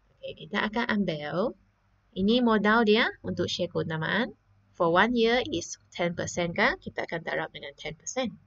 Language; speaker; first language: Malay; non-native, local second language; Chinese